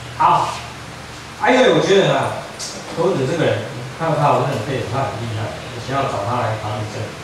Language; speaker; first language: Chinese; native; Chinese